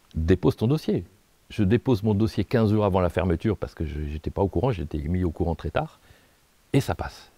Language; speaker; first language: French; native; French